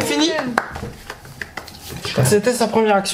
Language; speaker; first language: French; native; French